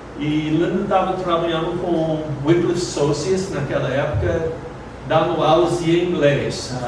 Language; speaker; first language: Portuguese; non-native, fluent; English